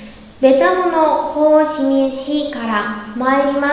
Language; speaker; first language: Japanese; non-native, fluent; Vietnamese